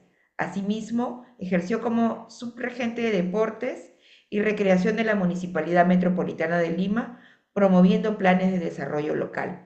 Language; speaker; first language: Spanish; native; Spanish